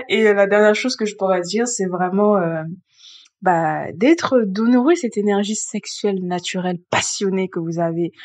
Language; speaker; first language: French; early bilingual, other home language; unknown